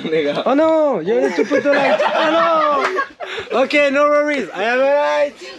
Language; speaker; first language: English; non-native, learner; French